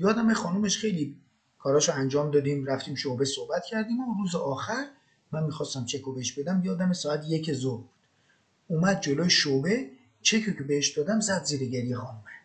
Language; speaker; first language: Persian; non-native, local second language; Azerbaijani